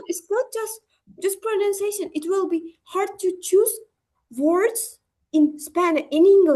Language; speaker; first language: English; non-native, learner; Uzbek